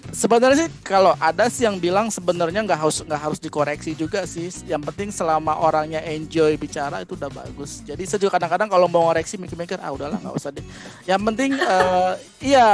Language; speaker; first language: Indonesian; native; Indonesian